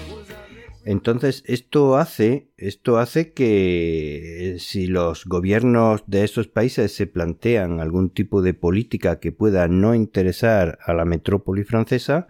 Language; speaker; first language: Spanish; native; Spanish